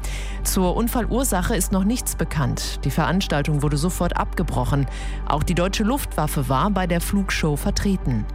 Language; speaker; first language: German; native; German